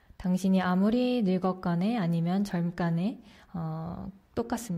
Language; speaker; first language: Korean; native; Korean